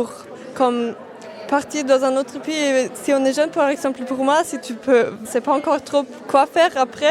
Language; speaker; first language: French; non-native, fluent; German